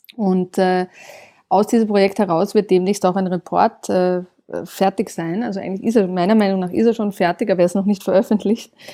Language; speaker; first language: German; native; German